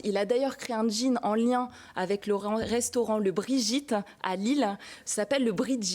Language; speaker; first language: French; native; French